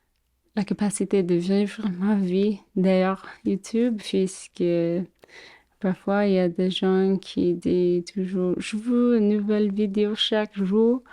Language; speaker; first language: French; non-native, fluent; English